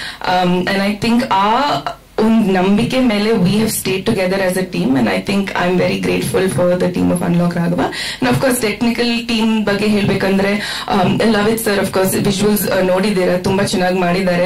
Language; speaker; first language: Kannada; non-native, fluent; Malayalam